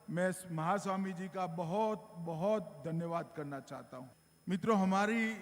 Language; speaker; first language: Hindi; non-native, local second language; Gujarati